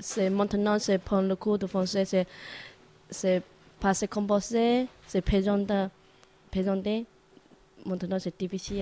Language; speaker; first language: French; non-native, learner; Chinese